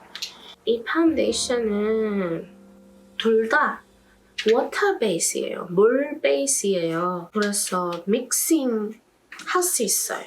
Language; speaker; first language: Korean; non-native, learner; English